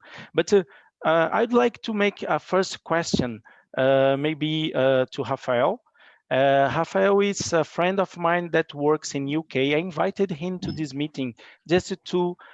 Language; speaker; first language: English; non-native, fluent; Portuguese